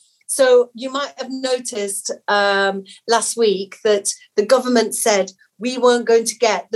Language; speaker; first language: English; native; English